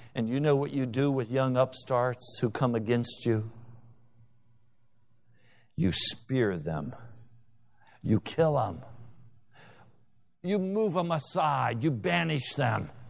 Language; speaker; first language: English; native; English